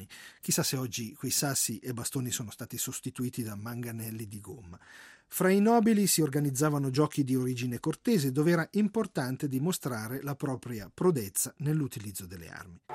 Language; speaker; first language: Italian; native; Italian